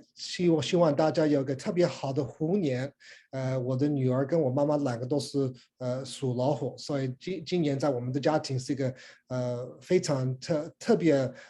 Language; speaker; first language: Chinese; early bilingual, heritage; Chinese